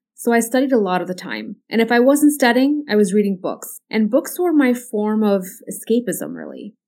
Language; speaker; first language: English; early bilingual, other home language; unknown